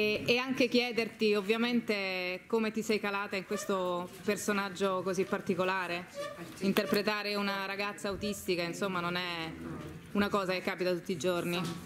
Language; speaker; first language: Italian; native; Italian